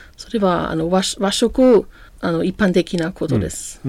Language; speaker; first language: Japanese; non-native, learner; German